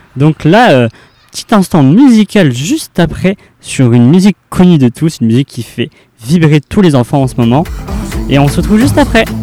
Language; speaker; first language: French; native; French